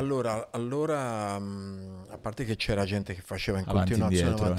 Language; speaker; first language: Italian; native; Italian